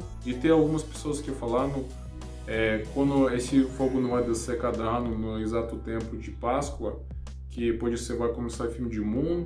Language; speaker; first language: Portuguese; non-native, learner; Russian